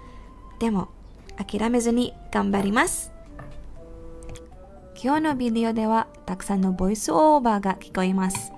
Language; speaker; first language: Japanese; non-native, fluent; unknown